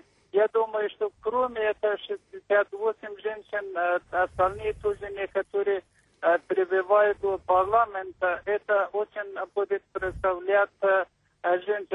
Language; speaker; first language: Russian; non-native, learner; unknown